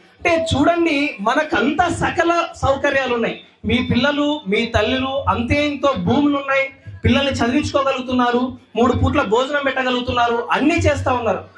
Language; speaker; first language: Telugu; native; Telugu